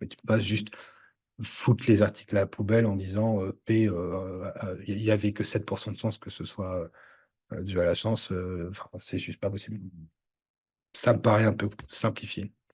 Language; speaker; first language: French; native; French